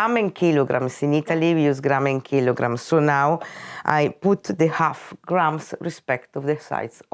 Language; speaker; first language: English; non-native, fluent; Italian